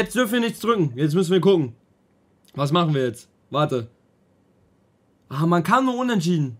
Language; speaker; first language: German; native; German